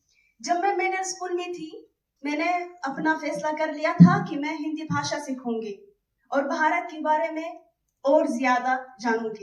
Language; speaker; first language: Hindi; non-native, fluent; Arabic